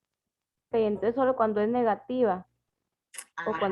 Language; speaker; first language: Spanish; native; Spanish